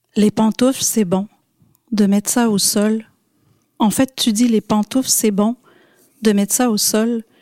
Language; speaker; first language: French; native; French